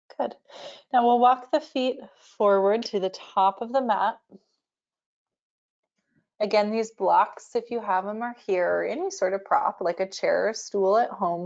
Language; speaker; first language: English; native; English